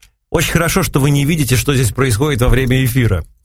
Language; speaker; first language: Russian; native; Russian